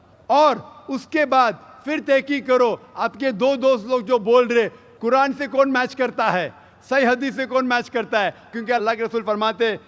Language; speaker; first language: Hindi; native; Hindi